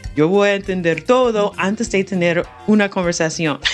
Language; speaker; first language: Spanish; non-native, fluent; English